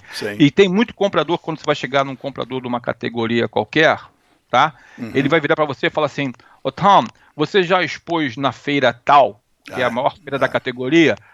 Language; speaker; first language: Portuguese; native; Portuguese